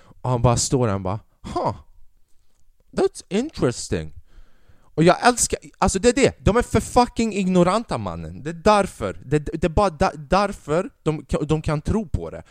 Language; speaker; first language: Swedish; early bilingual, other home language; Albanian